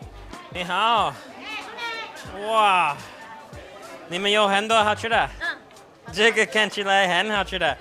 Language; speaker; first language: Chinese; non-native, learner; English